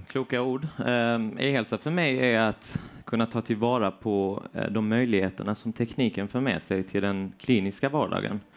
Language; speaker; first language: Swedish; native; Swedish